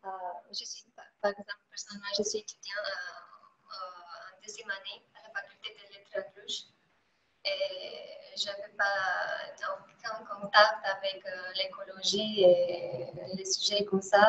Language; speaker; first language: French; non-native, fluent; Romanian